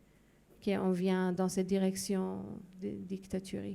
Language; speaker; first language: French; non-native, fluent; Hebrew